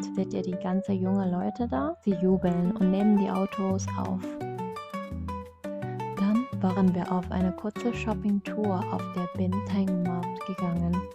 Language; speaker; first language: German; non-native, fluent; Vietnamese